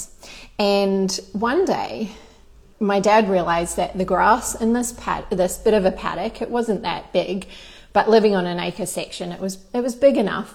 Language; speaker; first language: English; native; English